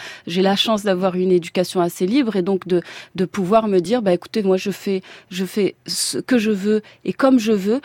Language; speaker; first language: French; non-native, local second language; Arabic